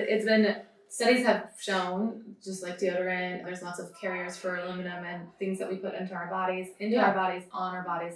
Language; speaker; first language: English; native; English